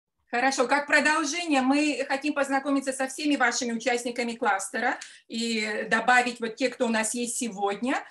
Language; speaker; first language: Russian; native; Russian